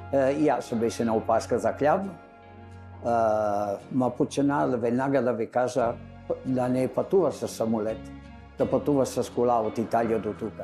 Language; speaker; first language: Bulgarian; non-native, learner; Italian